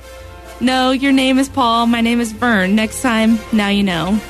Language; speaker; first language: English; native; English